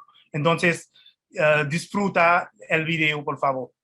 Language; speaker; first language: Spanish; non-native, fluent; Haitian Creole